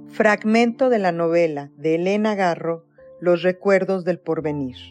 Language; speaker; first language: Spanish; native; Spanish